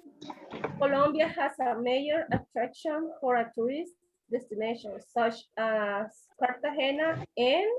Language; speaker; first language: English; non-native, learner; Spanish